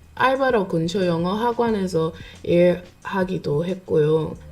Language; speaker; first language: Korean; non-native, fluent; English